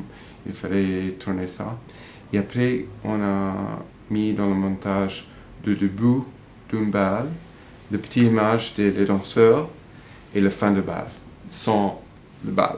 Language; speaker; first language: French; non-native, fluent; English